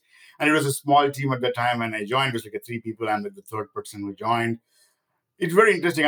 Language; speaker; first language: English; non-native, local second language; Tamil